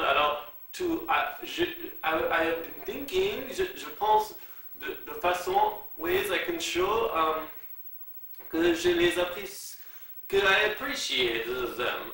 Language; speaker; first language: French; non-native, learner; English